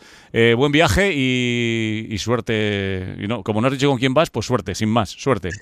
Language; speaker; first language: Spanish; native; Spanish